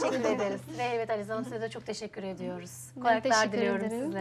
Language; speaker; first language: Turkish; native; Turkish